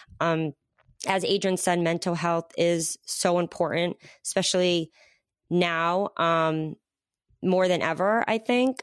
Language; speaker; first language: English; native; English